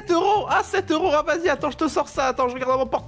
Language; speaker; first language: French; native; French